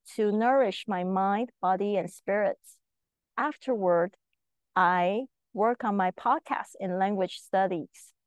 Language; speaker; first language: English; non-native, fluent; Chinese